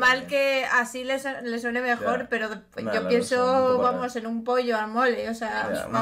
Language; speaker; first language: Spanish; native; Spanish